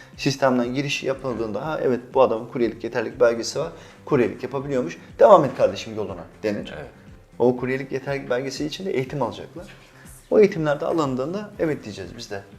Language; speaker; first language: Turkish; native; Turkish